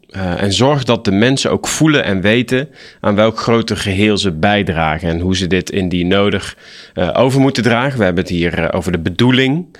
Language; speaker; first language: Dutch; native; Dutch